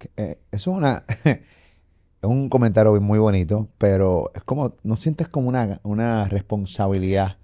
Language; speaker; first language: Spanish; native; Spanish